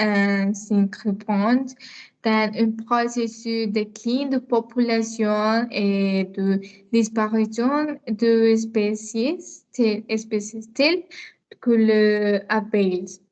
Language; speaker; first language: French; non-native, learner; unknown